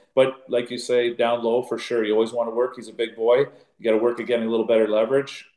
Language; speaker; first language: English; native; English